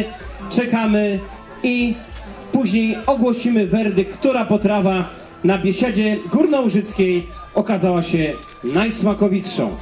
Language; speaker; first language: Polish; native; Polish